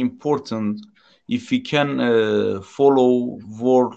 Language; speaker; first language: English; non-native, fluent; Turkish